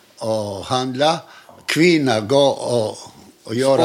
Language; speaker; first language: Swedish; non-native, learner; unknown